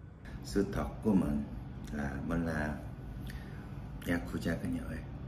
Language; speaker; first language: Vietnamese; non-native, learner; Korean